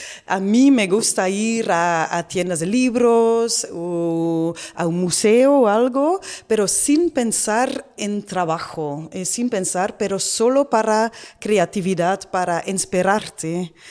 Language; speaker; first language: Spanish; non-native, learner; Dutch